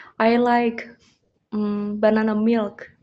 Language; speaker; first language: English; non-native, learner; Indonesian